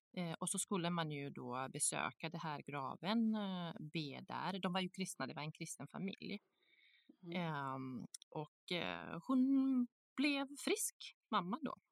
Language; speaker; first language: Swedish; non-native, fluent; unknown